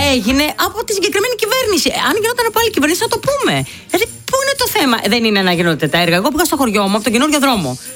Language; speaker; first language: Greek; native; Greek